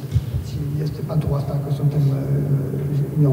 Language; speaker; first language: Romanian; non-native, learner; French